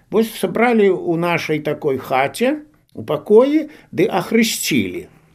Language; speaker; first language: Belarusian; native; Belarusian